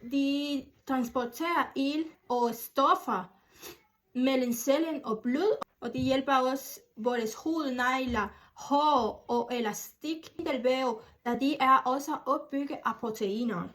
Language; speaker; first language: Danish; non-native, learner; Spanish